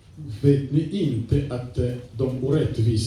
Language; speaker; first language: Swedish; non-native, fluent; French